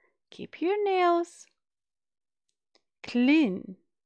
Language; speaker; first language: English; non-native, fluent; Macedonian